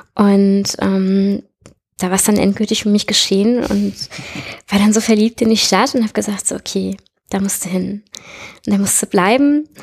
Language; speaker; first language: German; native; German